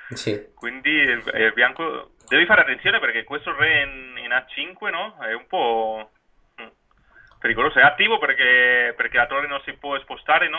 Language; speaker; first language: Italian; non-native, fluent; Spanish